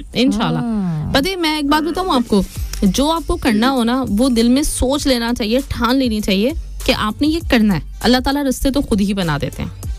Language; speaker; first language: Hindi; native; Hindi